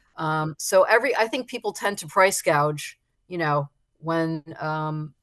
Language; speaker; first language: English; native; English